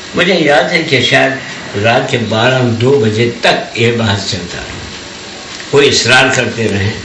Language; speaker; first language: Urdu; non-native, local second language; Balti